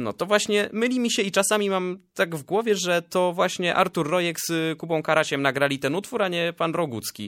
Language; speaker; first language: Polish; native; Polish